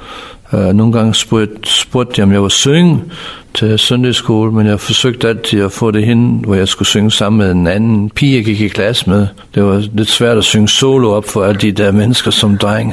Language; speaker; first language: Danish; non-native, fluent; English